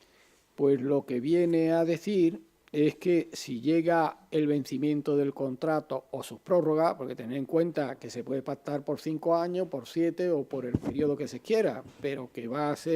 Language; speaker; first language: Spanish; native; Spanish